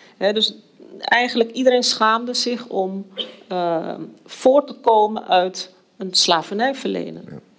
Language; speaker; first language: Dutch; native; Dutch